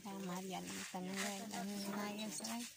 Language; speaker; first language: Spanish; native; Spanish